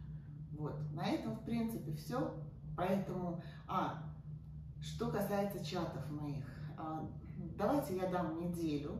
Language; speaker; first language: Russian; native; Russian